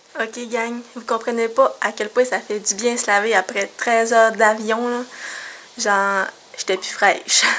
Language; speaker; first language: French; early bilingual, other home language; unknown